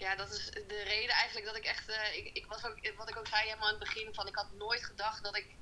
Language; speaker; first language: Dutch; native; Dutch